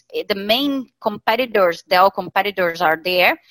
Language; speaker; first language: English; non-native, fluent; Portuguese